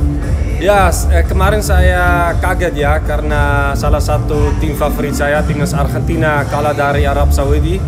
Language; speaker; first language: Indonesian; non-native, fluent; Dutch